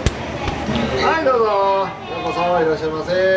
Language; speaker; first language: Japanese; native; Japanese